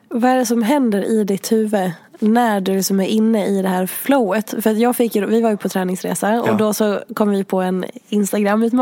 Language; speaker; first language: Swedish; native; Swedish